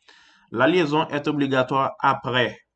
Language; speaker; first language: French; non-native, fluent; Portuguese